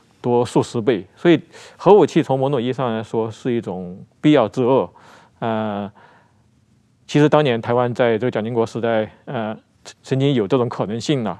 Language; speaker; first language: Chinese; native; Chinese